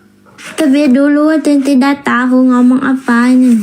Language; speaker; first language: Indonesian; non-native, learner; Vietnamese